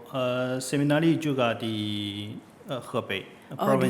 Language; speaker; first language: Indonesian; non-native, learner; Chinese